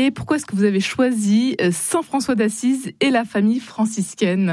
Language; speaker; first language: French; native; French